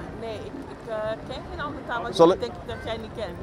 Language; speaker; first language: Dutch; non-native, learner; Spanish